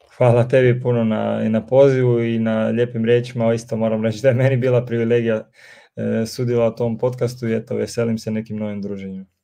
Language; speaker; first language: Croatian; native; Croatian